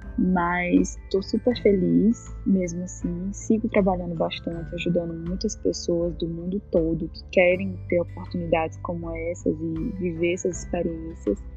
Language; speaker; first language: Portuguese; native; Portuguese